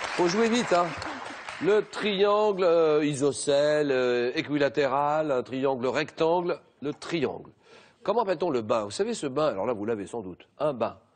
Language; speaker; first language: French; native; French